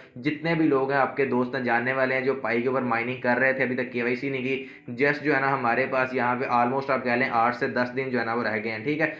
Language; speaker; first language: Urdu; non-native, local second language; Punjabi